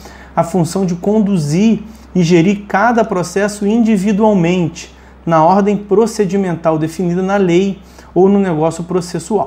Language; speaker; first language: Portuguese; native; Portuguese